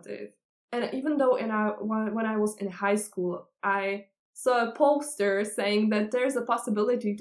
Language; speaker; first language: English; non-native, fluent; Czech